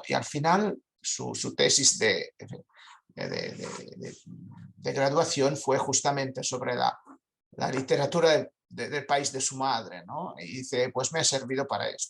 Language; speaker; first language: Spanish; non-native, fluent; Italian